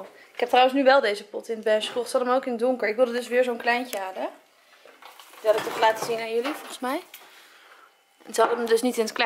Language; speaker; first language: Dutch; native; Dutch